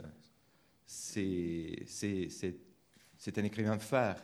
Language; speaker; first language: French; non-native, fluent; Spanish